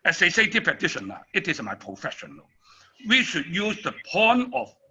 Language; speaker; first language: English; non-native, learner; Chinese